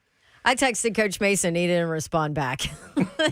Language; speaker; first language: English; native; English